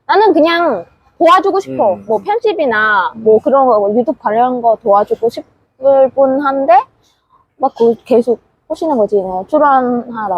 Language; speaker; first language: Korean; non-native, fluent; Vietnamese